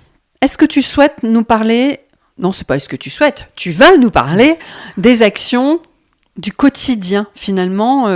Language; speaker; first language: French; native; French